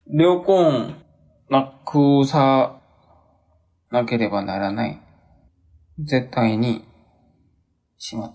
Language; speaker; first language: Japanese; non-native, learner; Korean